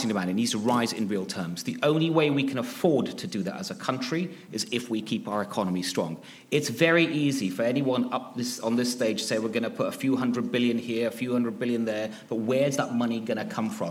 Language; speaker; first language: English; native; English